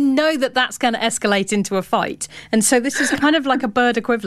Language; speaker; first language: English; native; English